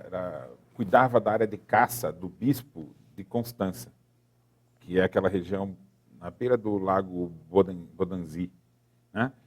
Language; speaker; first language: Portuguese; native; Portuguese